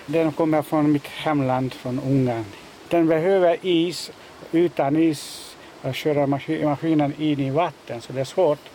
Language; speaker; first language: Swedish; non-native, fluent; Hungarian